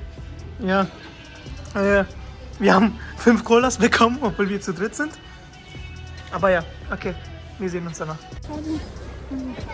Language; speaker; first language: German; native; German